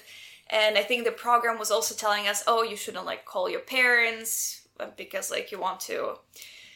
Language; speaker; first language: English; non-native, fluent; Russian